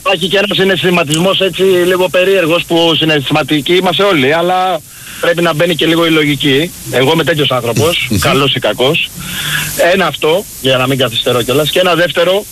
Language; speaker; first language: Greek; native; Greek